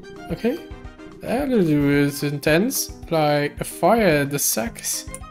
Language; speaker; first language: English; non-native, fluent; German